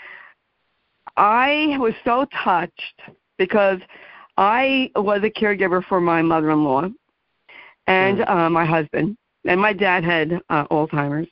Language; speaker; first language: English; native; English